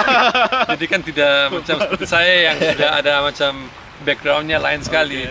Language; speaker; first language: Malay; early bilingual, other home language; German